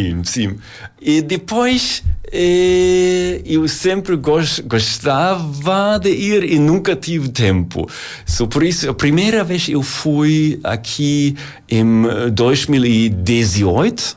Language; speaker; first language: Portuguese; non-native, learner; German